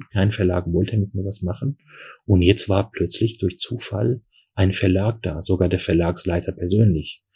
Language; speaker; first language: German; non-native, fluent; Persian